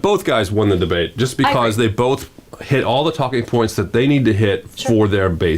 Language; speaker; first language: English; native; English